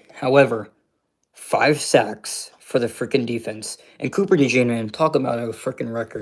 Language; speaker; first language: English; native; English